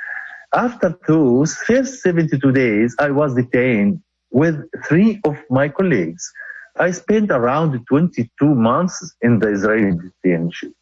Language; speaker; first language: English; non-native, local second language; Arabic